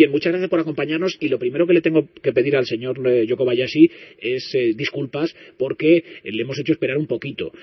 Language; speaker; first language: Spanish; native; Spanish